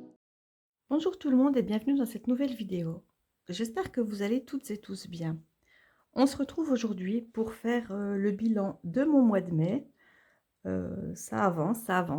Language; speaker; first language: French; native; French